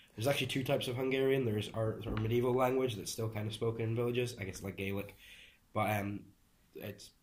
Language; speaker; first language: English; early bilingual, other home language; Hungarian